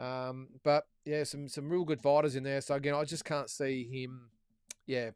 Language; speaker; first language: English; native; English